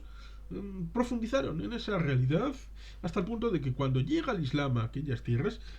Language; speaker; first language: Spanish; native; Spanish